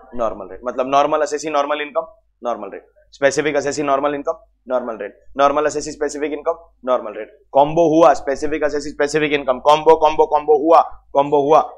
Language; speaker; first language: Hindi; native; Hindi